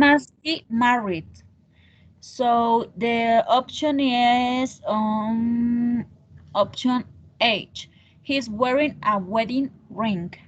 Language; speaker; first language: English; non-native, learner; Spanish